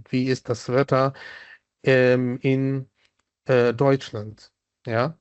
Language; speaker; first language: German; non-native, fluent; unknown